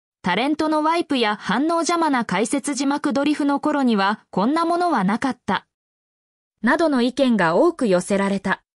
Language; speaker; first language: Japanese; native; Japanese